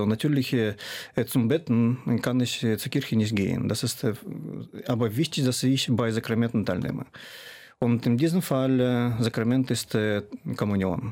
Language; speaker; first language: German; non-native, fluent; Russian